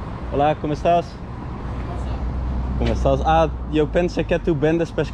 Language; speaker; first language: Spanish; non-native, learner; Dutch